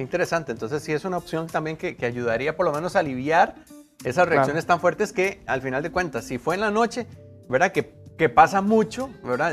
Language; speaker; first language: Spanish; native; Spanish